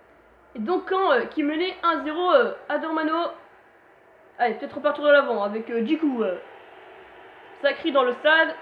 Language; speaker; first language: French; native; French